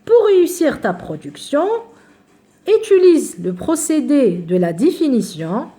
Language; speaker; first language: French; non-native, local second language; Arabic